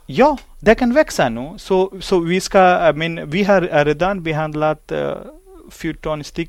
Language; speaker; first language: Swedish; non-native, learner; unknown